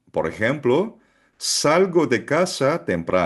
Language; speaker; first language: Spanish; non-native, fluent; Filipino